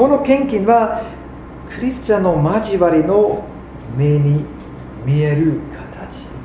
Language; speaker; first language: Japanese; non-native, fluent; German